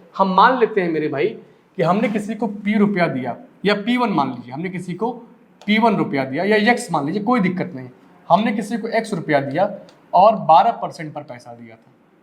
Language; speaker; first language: Hindi; native; Hindi